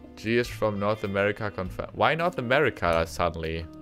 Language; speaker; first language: English; non-native, fluent; German